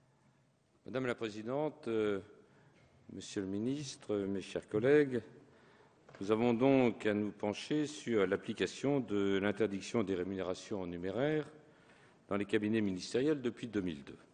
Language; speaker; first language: French; native; French